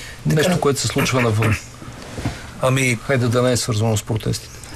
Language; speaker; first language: Bulgarian; native; Bulgarian